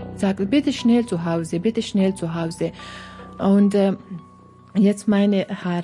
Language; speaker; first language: German; non-native, learner; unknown